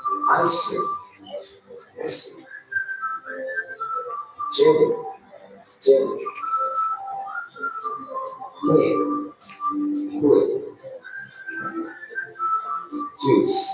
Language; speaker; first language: English; non-native, fluent; Indonesian